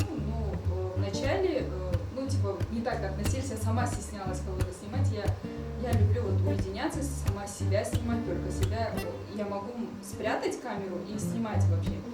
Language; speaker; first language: Russian; non-native, local second language; Uyghur